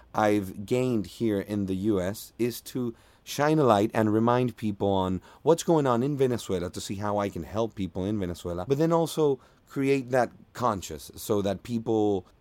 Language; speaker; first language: English; non-native, fluent; Spanish